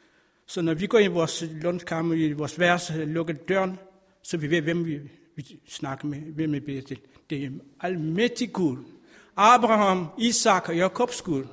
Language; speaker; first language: Danish; non-native, learner; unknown